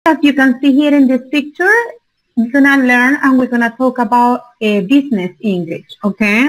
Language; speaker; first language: English; non-native, fluent; Spanish